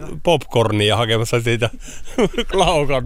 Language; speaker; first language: Finnish; native; Finnish